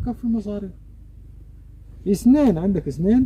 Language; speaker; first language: Arabic; native; Arabic